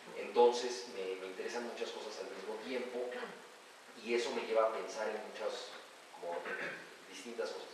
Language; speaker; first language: Spanish; native; Spanish